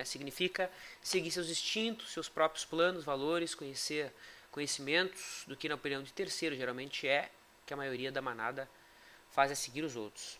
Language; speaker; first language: Portuguese; native; Portuguese